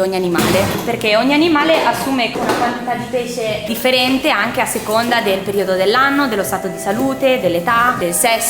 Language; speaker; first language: Italian; native; Italian